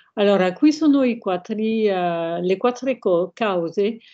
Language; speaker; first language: Italian; non-native, fluent; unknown